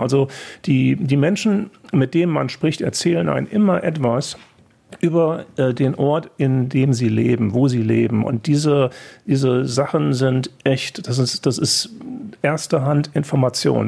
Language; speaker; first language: German; native; German